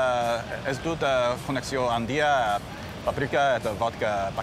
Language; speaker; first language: Basque; non-native, learner; English